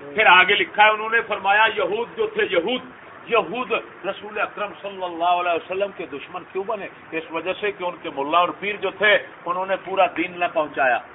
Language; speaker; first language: Urdu; non-native, local second language; Punjabi